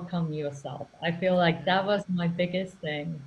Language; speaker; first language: English; non-native, fluent; Finnish